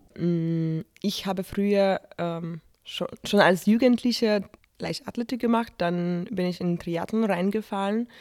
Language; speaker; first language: German; non-native, fluent; Polish